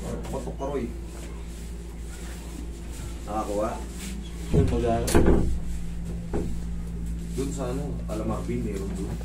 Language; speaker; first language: Filipino; native; Filipino